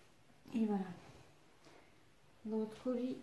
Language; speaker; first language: French; non-native, fluent; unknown